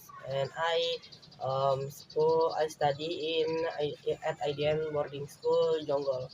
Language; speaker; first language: English; non-native, learner; Indonesian